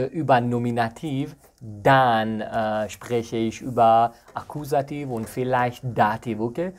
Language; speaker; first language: German; non-native, fluent; Persian